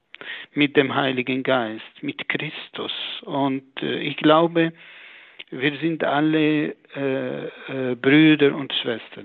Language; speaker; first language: German; non-native, fluent; Arabic